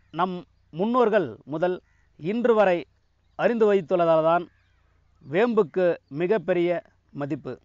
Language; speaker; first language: Tamil; native; Tamil